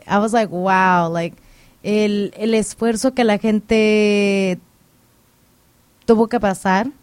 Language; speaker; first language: Spanish; early bilingual, heritage; Spanish